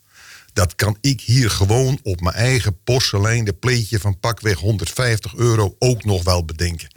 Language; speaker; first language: Dutch; native; Dutch